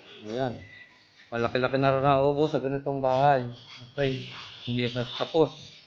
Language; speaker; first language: Filipino; native; Filipino